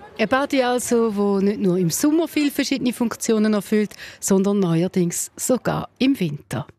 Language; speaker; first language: German; native; German